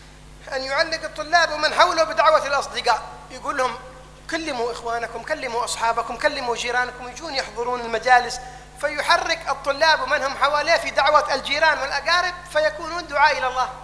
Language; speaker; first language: Arabic; native; Arabic